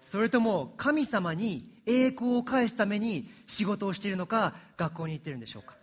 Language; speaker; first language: Japanese; early bilingual, other home language; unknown